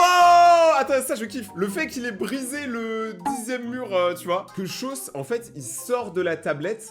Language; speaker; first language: French; native; French